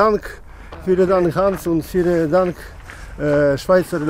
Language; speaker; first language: German; non-native, learner; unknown